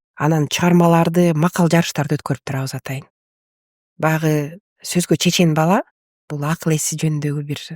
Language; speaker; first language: Kyrgyz; non-native, local second language; Russian